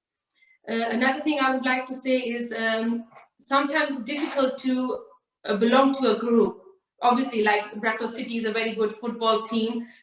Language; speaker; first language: English; early bilingual, other home language; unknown